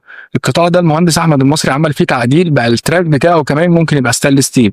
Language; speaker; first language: Arabic; native; Arabic